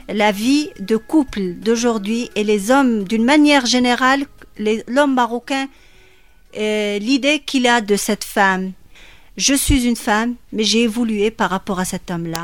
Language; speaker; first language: French; non-native, local second language; Arabic